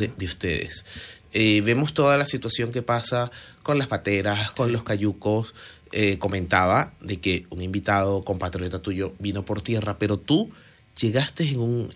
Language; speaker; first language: Spanish; native; Spanish